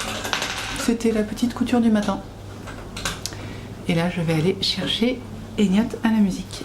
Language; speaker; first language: French; native; French